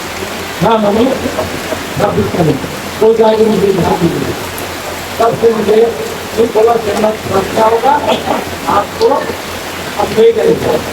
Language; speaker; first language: Hindi; non-native, local second language; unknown